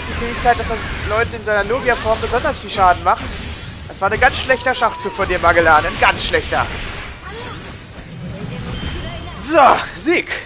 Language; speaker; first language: German; native; German